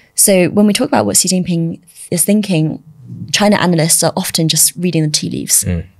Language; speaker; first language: English; early bilingual, other home language; Chinese